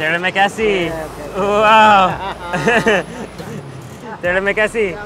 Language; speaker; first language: Indonesian; non-native, learner; English